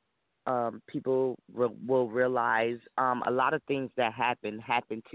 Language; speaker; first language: English; native; English